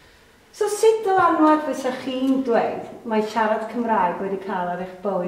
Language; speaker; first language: Welsh; native; Welsh